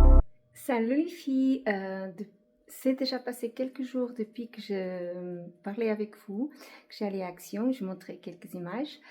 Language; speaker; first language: French; non-native, fluent; Portuguese